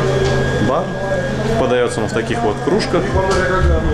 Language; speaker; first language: Russian; native; Russian